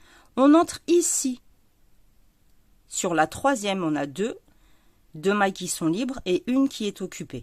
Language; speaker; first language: French; native; French